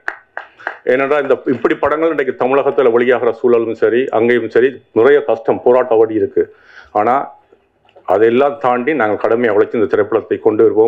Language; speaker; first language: Tamil; native; Tamil